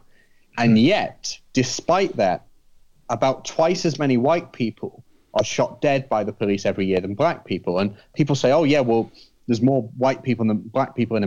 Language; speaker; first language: English; native; English